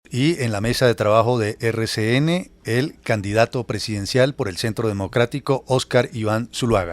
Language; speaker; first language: Spanish; native; Spanish